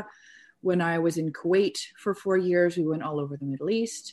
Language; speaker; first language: English; native; English